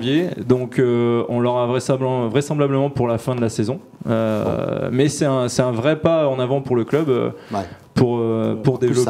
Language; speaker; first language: French; native; French